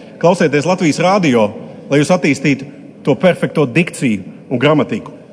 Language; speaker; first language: Latvian; native; Latvian